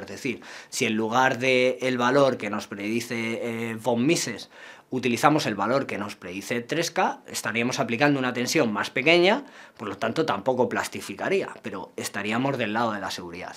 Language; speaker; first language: Spanish; native; Spanish